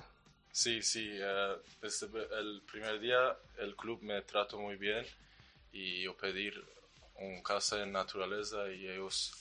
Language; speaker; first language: Spanish; non-native, learner; Persian